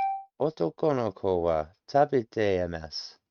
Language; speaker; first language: Japanese; non-native, learner; English